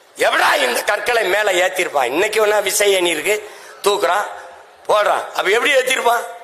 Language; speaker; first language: Tamil; native; Tamil